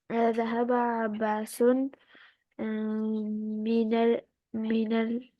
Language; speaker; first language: Arabic; non-native, learner; Urdu